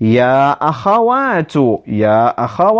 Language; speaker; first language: Arabic; non-native, fluent; English